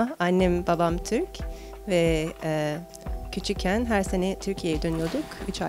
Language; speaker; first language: Turkish; early bilingual, heritage; Turkish